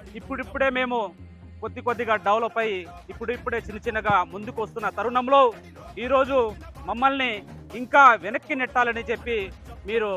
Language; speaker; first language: Telugu; non-native, local second language; Lambadi